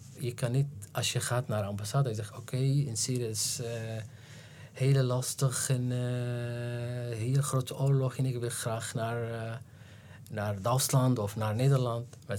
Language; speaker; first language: Dutch; non-native, learner; Arabic